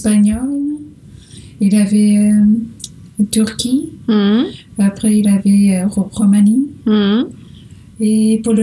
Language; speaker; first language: French; non-native, learner; Portuguese